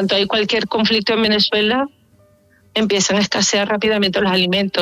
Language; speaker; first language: Spanish; native; Spanish